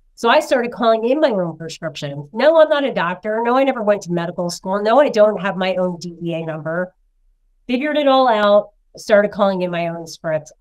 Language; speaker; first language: English; native; English